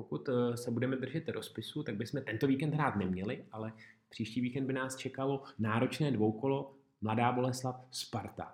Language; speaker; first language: Czech; native; Czech